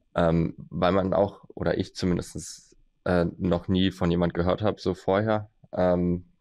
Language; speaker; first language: German; native; German